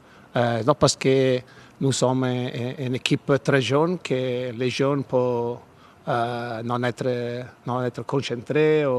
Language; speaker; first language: French; non-native, fluent; Italian